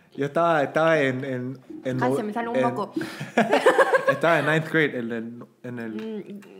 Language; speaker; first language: Spanish; native; Spanish